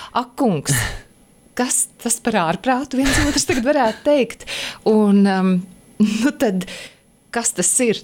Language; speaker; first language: Latvian; native; Latvian